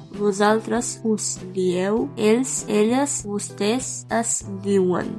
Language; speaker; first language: Catalan; non-native, fluent; Romanian